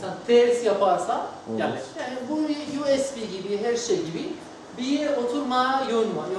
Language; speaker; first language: Turkish; non-native, learner; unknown